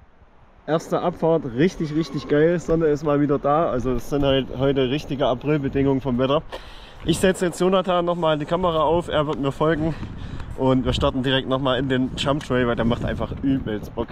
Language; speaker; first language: German; native; German